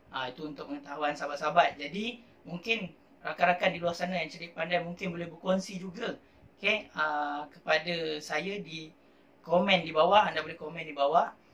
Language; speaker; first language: Malay; native; Malay